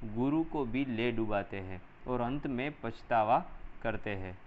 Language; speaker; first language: Hindi; non-native, local second language; Gujarati